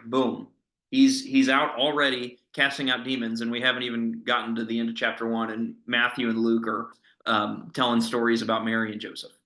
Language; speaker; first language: English; native; English